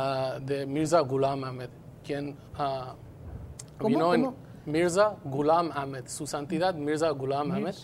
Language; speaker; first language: Spanish; non-native, fluent; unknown